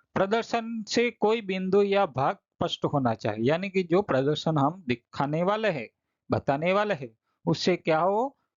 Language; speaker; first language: Hindi; non-native, local second language; Gujarati